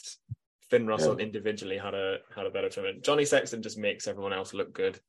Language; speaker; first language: English; native; English